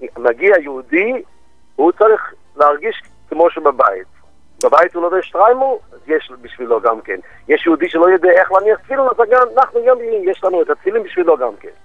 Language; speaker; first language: Hebrew; non-native, fluent; English